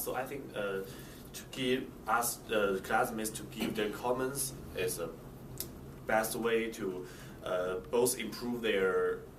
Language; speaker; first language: English; non-native, learner; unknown